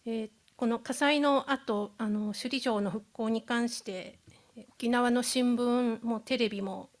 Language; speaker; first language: Japanese; native; Japanese